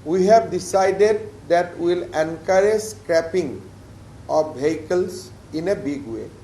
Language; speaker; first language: English; non-native, local second language; Assamese